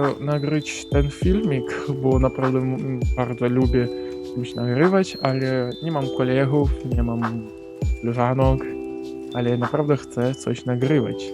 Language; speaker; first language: Polish; non-native, learner; Ukrainian